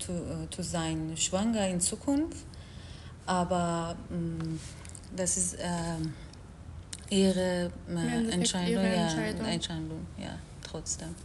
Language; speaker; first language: German; non-native, learner; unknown